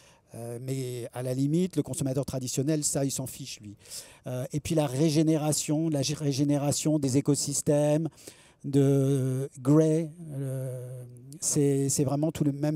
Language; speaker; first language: French; native; French